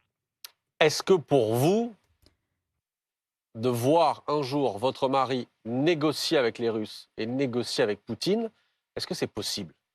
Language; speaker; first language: French; native; French